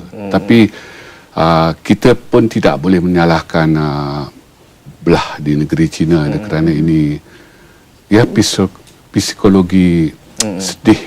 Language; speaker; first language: Malay; native; Malay